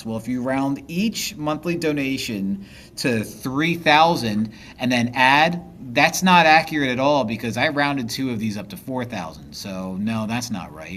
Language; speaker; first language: English; native; English